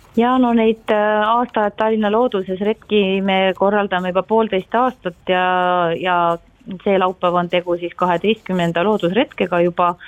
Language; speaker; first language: Estonian; native; Estonian